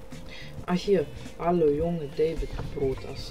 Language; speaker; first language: German; native; German